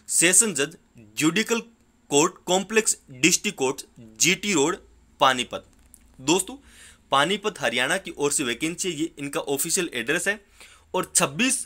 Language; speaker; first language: Hindi; native; Hindi